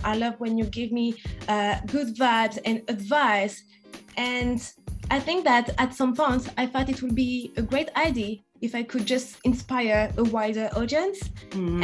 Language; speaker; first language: English; non-native, fluent; French